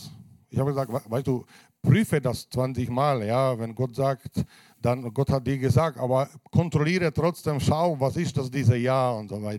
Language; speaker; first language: German; non-native, fluent; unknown